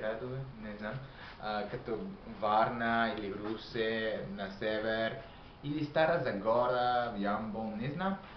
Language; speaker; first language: Bulgarian; non-native, learner; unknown